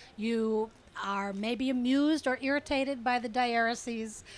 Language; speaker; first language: English; native; English